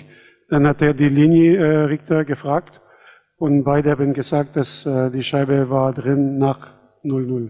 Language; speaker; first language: German; non-native, fluent; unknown